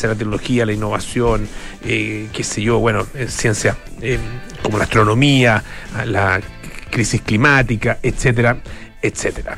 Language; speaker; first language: Spanish; native; Spanish